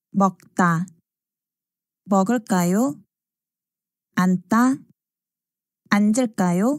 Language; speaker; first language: Korean; non-native, fluent; Sinhala